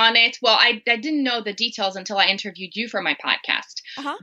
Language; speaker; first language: English; non-native, fluent; Portuguese